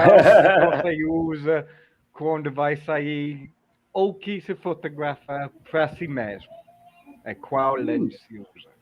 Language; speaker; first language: Portuguese; non-native, learner; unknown